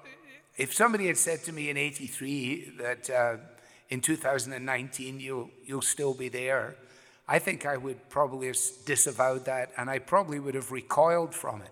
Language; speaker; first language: English; native; English